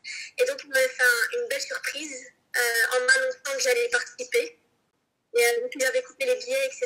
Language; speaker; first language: French; native; French